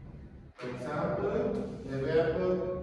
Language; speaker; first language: French; non-native, learner; Spanish